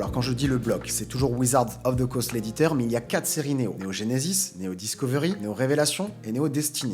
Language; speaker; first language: French; native; French